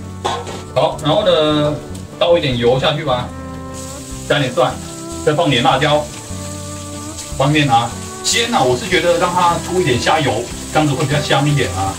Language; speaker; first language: Chinese; native; Chinese